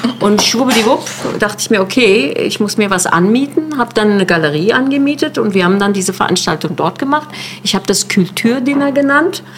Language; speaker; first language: German; early bilingual, other home language; Turkish